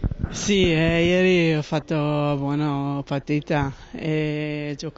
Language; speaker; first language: Italian; non-native, learner; Hebrew